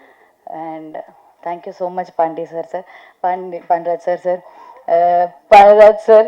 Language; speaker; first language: Tamil; non-native, learner; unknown